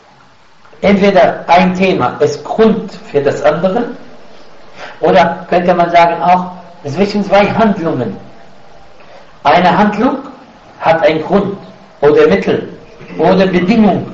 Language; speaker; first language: German; non-native, fluent; Arabic